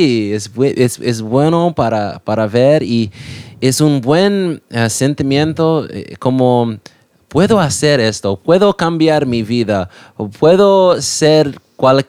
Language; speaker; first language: Spanish; non-native, learner; English